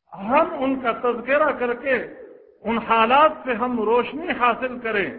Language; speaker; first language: Urdu; non-native, local second language; Pashto